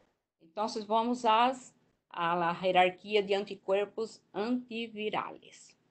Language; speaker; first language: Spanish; non-native, learner; Portuguese